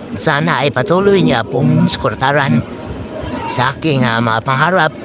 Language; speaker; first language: Filipino; non-native, local second language; Cebuano